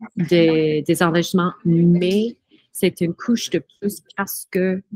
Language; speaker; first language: French; non-native, fluent; English